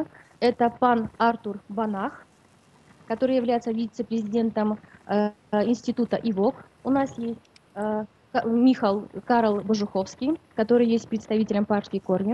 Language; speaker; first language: Russian; native; Russian